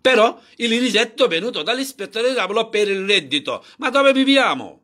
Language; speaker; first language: Italian; non-native, learner; Bangla